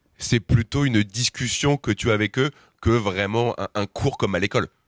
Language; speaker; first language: French; native; French